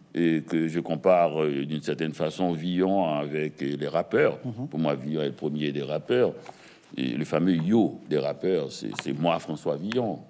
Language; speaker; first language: French; native; French